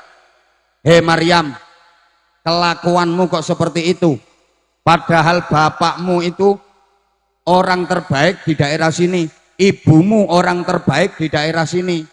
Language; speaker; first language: Indonesian; non-native, local second language; Javanese